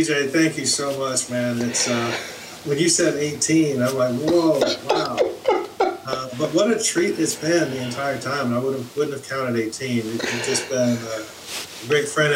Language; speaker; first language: English; native; English